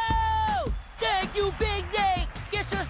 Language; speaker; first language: English; native; English